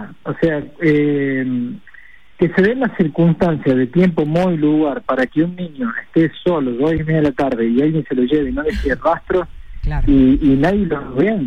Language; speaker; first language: Spanish; native; Spanish